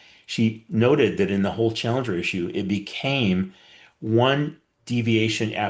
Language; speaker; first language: English; native; English